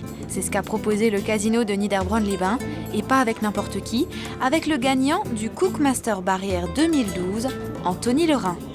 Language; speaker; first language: French; native; French